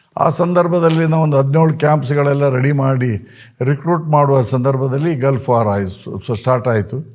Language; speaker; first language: Kannada; non-native, local second language; Konkani